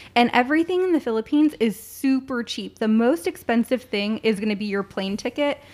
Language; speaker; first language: English; early bilingual, other home language; Filipino